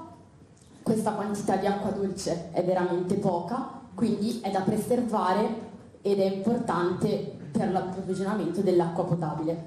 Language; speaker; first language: Italian; native; Italian